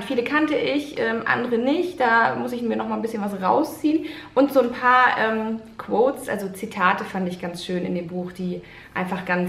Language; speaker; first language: German; native; German